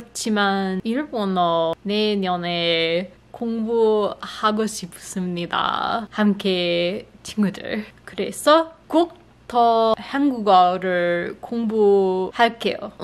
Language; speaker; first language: Korean; non-native, learner; English